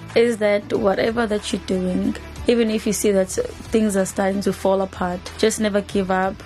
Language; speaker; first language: English; non-native, local second language; Zulu